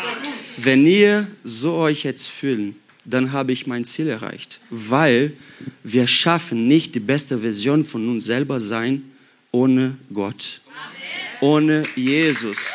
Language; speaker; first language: German; non-native, fluent; Portuguese